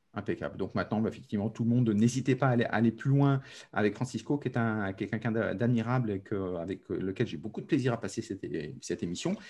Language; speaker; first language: French; native; French